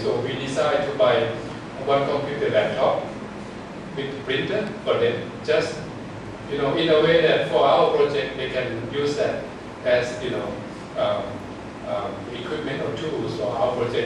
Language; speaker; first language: English; non-native, fluent; Thai